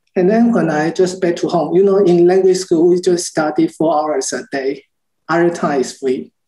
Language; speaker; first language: English; non-native, learner; Chinese